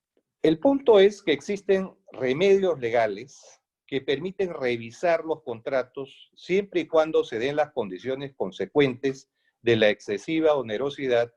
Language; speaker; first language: Spanish; native; Spanish